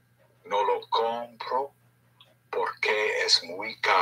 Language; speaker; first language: Spanish; non-native, learner; English